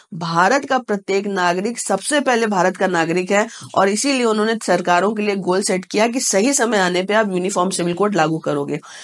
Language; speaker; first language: Hindi; native; Hindi